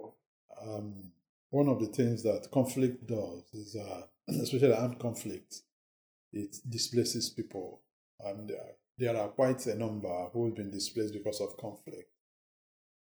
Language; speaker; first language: English; non-native, local second language; Igbo